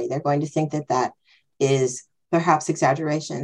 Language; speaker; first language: English; native; English